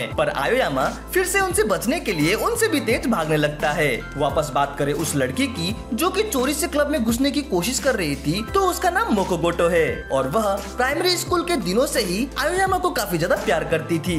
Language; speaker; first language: Hindi; native; Hindi